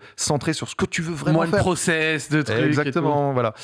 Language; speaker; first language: French; native; French